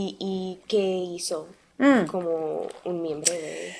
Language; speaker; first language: Spanish; non-native, learner; English